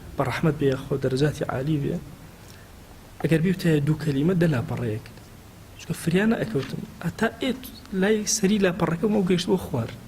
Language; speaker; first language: Central Kurdish; non-native, local second language; Gurani